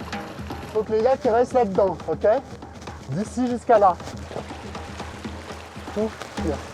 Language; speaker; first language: French; native; French